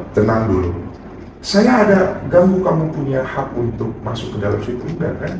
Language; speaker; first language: Indonesian; native; Indonesian